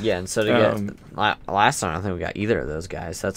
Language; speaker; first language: English; native; English